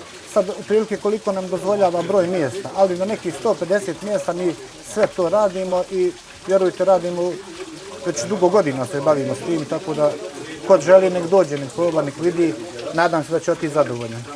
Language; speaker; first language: Bosnian; native; Bosnian